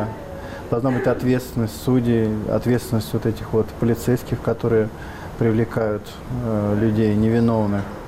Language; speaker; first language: Russian; native; Russian